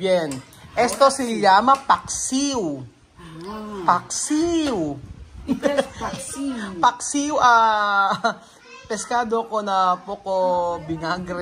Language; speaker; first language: Spanish; non-native, learner; Filipino